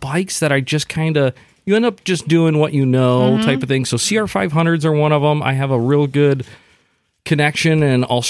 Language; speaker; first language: English; native; English